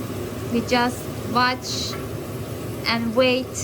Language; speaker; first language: English; non-native, learner; Persian